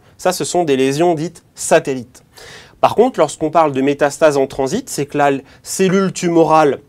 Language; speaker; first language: French; native; French